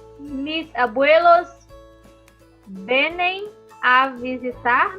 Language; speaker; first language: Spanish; non-native, learner; Portuguese